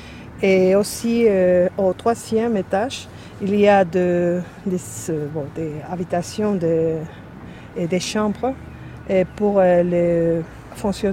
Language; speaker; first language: French; non-native, fluent; Spanish